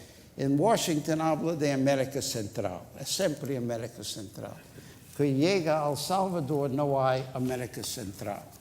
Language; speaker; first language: Spanish; non-native, fluent; English